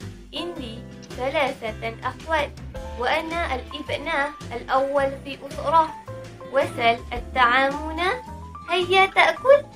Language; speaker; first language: Arabic; non-native, learner; Malay